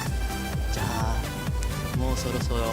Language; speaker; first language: Japanese; non-native, learner; Spanish